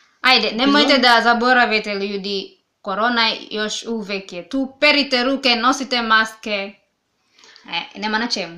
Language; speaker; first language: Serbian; non-native, learner; English